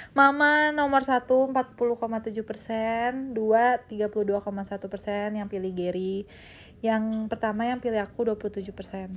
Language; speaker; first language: Indonesian; native; Indonesian